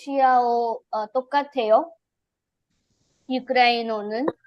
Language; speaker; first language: Korean; non-native, learner; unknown